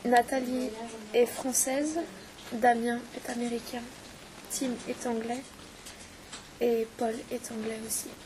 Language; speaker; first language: French; non-native, learner; English